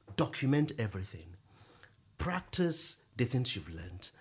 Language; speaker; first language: English; non-native, local second language; Yoruba